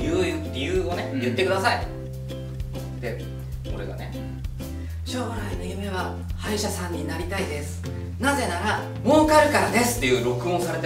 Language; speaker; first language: Japanese; native; Japanese